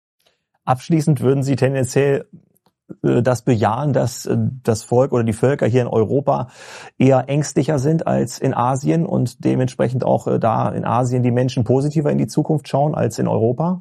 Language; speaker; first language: German; native; German